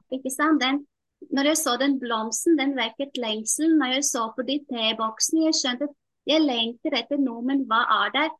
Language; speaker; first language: Norwegian; non-native, fluent; Latvian